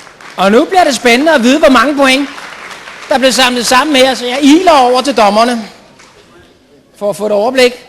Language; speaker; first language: Danish; native; Danish